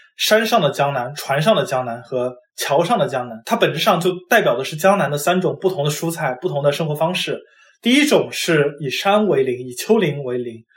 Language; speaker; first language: Chinese; non-native, local second language; Wu Chinese